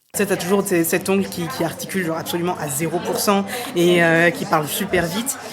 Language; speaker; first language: French; native; French